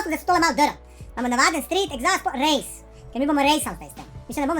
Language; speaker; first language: Slovenian; native; Slovenian